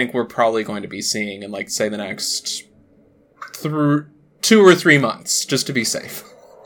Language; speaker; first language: English; native; English